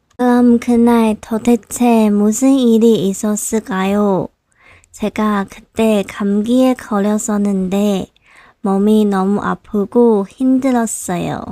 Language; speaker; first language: Korean; non-native, local second language; Chinese